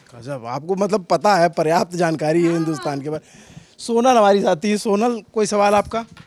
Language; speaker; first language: Hindi; native; Hindi